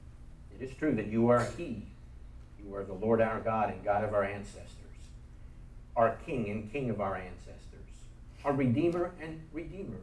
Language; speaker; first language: English; native; English